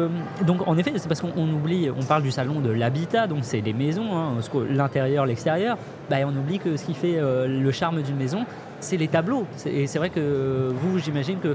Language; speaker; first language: French; native; French